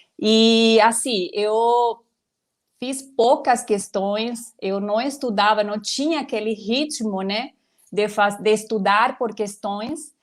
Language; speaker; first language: Portuguese; non-native, fluent; Spanish